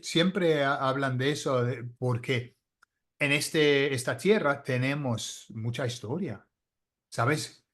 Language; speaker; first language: Spanish; non-native, fluent; English